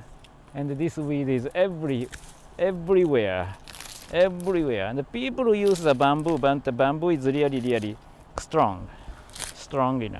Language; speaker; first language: English; non-native, learner; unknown